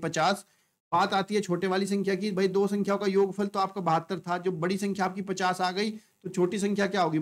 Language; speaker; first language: Hindi; native; Hindi